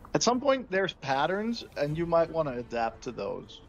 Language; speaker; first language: English; native; English